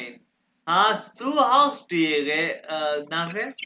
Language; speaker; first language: German; non-native, fluent; Urdu